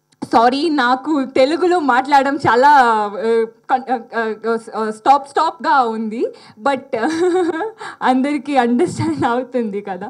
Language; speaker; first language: Telugu; non-native, learner; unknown